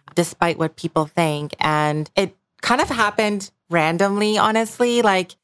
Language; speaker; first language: English; early bilingual, other home language; Bangla